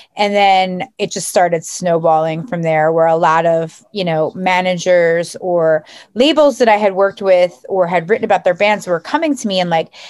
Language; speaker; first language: English; native; English